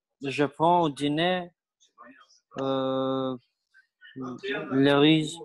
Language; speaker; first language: French; non-native, learner; Albanian